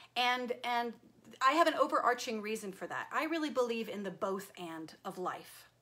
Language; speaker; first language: English; native; English